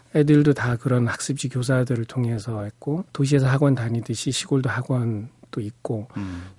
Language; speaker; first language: Korean; native; Korean